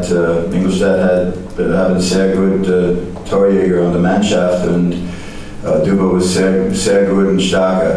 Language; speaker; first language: German; non-native, learner; English